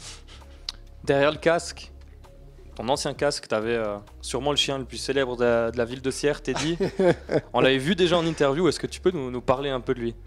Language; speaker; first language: French; native; French